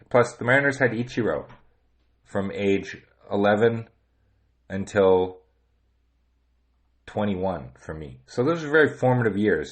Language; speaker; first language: English; native; English